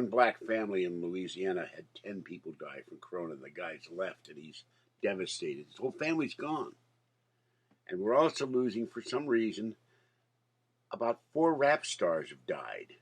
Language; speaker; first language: English; native; English